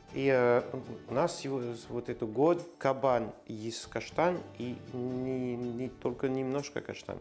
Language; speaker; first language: Russian; non-native, learner; French